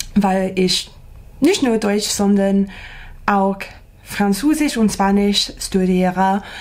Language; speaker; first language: German; non-native, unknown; English